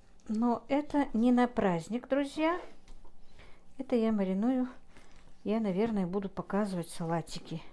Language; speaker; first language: Russian; non-native, local second language; Chechen